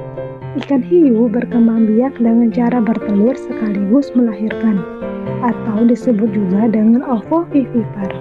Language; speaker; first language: Indonesian; native; Indonesian